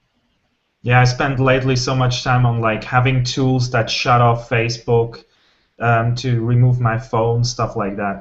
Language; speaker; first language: English; non-native, fluent; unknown